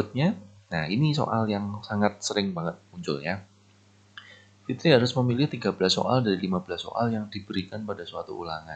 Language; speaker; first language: Indonesian; native; Indonesian